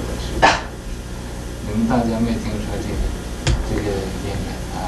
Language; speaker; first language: Chinese; native; Chinese